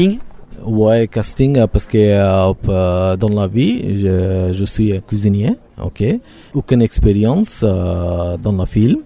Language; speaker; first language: French; non-native, learner; Bangla